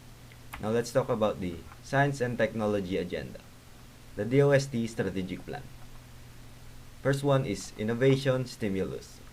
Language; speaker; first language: English; non-native, local second language; Filipino